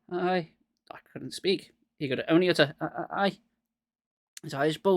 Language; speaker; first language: English; native; English